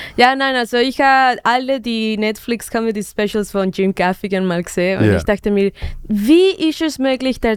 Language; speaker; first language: German; non-native, fluent; Spanish